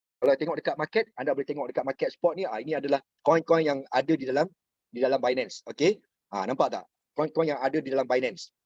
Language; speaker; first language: Malay; native; Malay